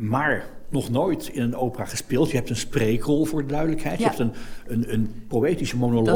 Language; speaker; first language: Dutch; native; Dutch